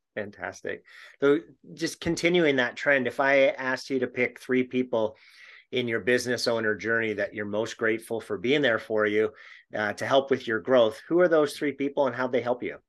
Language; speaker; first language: English; native; English